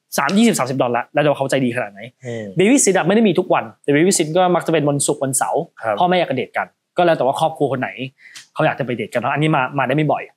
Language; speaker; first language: Thai; early bilingual, heritage; Cantonese